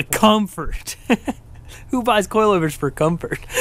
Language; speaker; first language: English; native; English